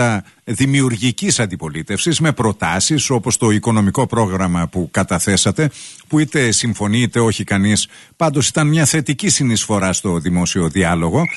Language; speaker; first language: Greek; native; Greek